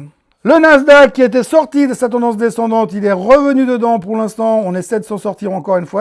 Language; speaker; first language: French; native; French